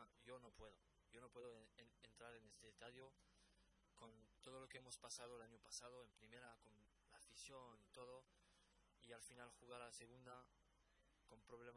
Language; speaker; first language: Spanish; non-native, fluent; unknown